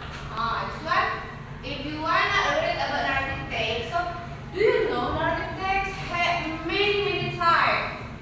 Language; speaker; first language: English; non-native, learner; Indonesian